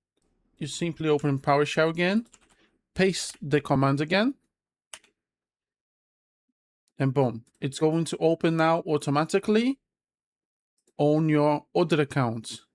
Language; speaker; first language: English; non-native, fluent; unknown